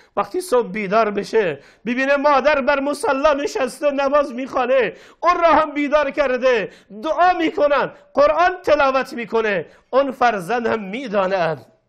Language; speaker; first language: Persian; non-native, local second language; Baluchi